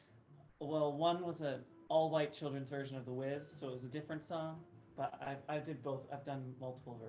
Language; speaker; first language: English; native; English